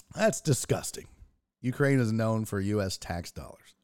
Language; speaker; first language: English; early bilingual, other home language; German